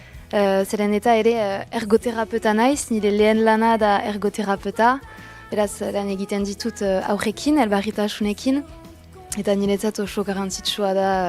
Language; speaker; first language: Basque; non-native, local second language; French